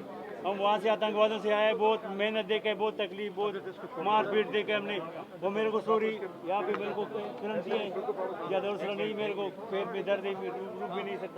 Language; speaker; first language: Hindi; non-native, learner; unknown